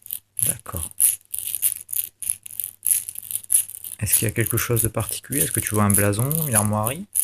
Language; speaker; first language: French; native; French